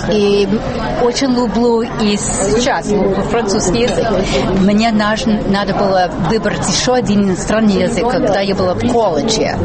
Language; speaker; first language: Russian; non-native, fluent; English